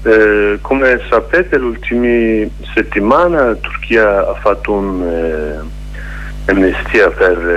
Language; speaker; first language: Italian; non-native, learner; Kurdish